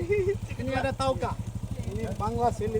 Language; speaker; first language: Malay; non-native, learner; Bangla